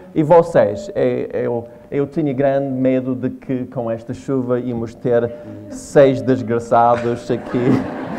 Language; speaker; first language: Portuguese; non-native, fluent; English